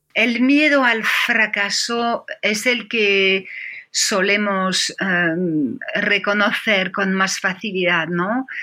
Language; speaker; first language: Spanish; non-native, fluent; French